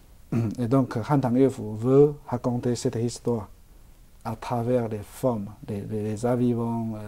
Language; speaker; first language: French; non-native, fluent; Chinese